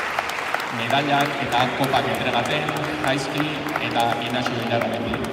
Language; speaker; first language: Basque; native; Basque